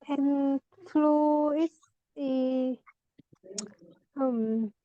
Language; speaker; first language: English; non-native, learner; Vietnamese